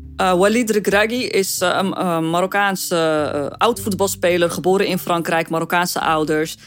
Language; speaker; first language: Dutch; early bilingual, other home language; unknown